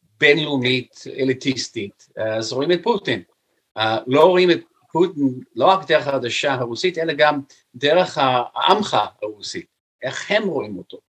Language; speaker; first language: Hebrew; non-native, fluent; English